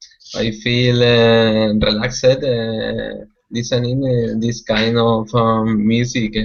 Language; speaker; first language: English; non-native, learner; Spanish